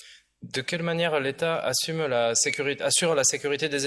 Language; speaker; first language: French; native; French